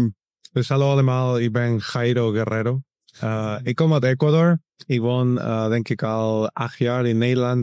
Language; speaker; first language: Dutch; non-native, learner; Spanish